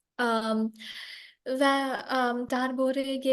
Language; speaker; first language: Persian; non-native, learner; English